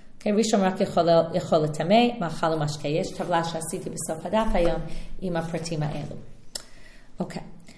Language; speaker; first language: Hebrew; non-native, fluent; English